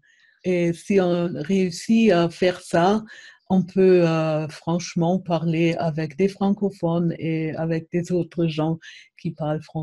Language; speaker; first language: French; non-native, fluent; German